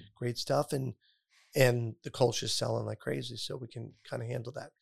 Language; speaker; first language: English; native; English